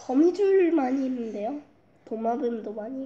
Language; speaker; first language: Korean; early bilingual, heritage; Korean